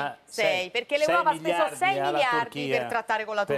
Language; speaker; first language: Italian; native; Italian